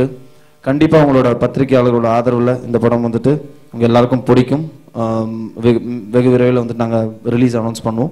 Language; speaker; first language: Tamil; native; Tamil